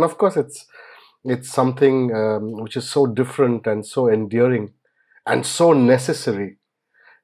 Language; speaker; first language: English; non-native, local second language; Bangla